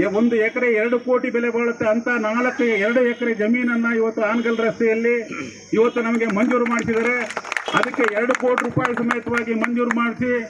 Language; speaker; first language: Kannada; native; Kannada